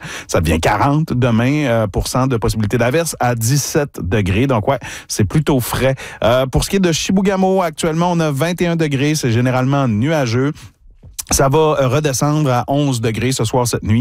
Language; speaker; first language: French; native; French